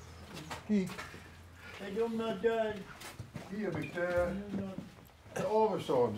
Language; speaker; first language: Dutch; native; Dutch